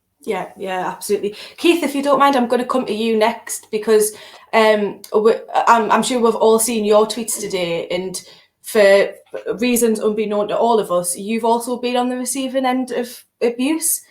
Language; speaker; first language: English; native; English